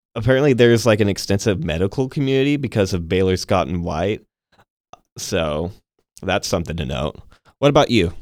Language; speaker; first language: English; native; English